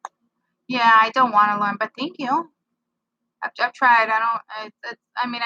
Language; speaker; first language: English; native; English